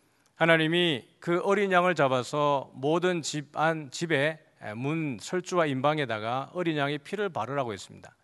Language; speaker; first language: Korean; native; Korean